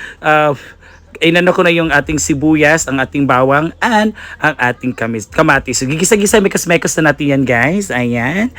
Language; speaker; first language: Filipino; non-native, local second language; Cebuano